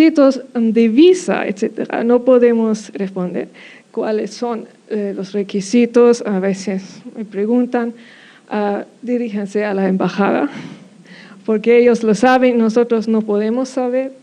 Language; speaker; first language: Spanish; non-native, fluent; German